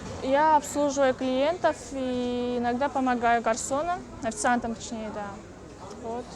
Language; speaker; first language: Russian; non-native, local second language; Kyrgyz